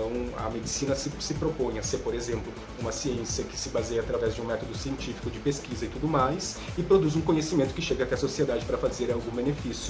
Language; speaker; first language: Portuguese; native; Portuguese